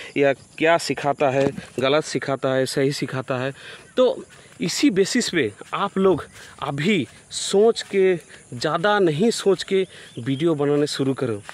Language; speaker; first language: Hindi; non-native, local second language; Bangla